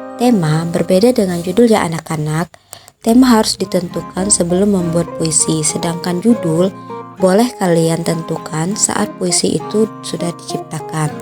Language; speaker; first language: Indonesian; native; Indonesian